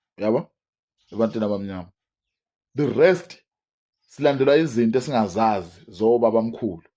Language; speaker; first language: Zulu; non-native, local second language; Swati